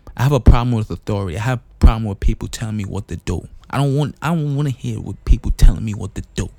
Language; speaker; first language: English; non-native, local second language; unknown